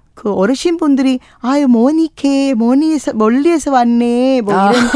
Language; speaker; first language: Korean; non-native, fluent; Sinhala